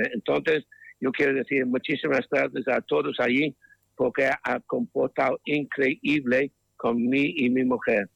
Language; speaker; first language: Spanish; non-native, learner; English